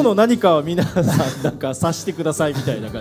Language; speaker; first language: Japanese; native; Japanese